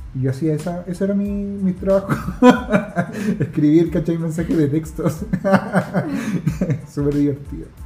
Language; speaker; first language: Spanish; native; Spanish